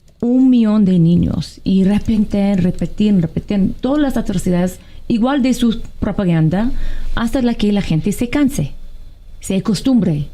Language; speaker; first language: Spanish; non-native, fluent; Arabic